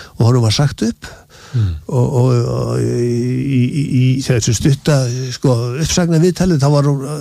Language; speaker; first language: Icelandic; native; Icelandic